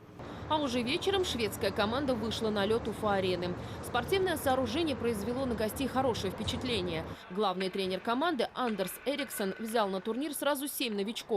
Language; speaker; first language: Russian; native; Russian